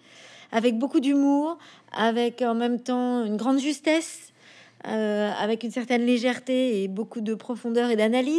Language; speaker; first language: French; native; French